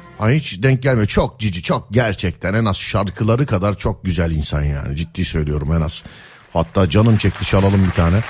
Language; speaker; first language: Turkish; native; Turkish